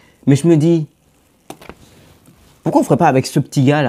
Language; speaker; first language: French; native; French